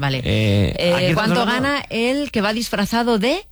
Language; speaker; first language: Spanish; native; Spanish